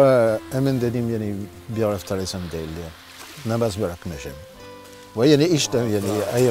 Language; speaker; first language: Turkish; non-native, learner; French